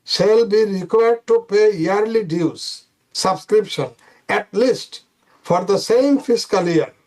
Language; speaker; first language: English; non-native, fluent; Bangla